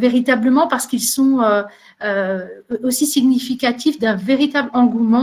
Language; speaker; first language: French; native; French